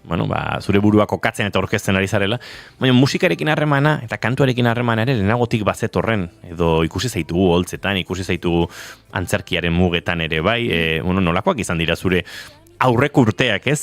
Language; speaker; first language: Basque; native; Basque